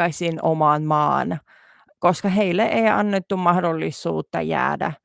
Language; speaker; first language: Finnish; non-native, learner; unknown